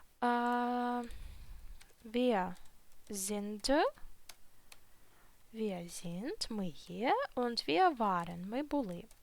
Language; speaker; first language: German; non-native, fluent; Ukrainian